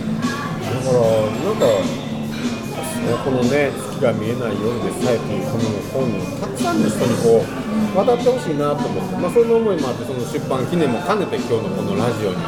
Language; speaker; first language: Japanese; native; Japanese